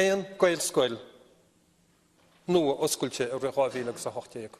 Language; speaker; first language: Irish; native; Irish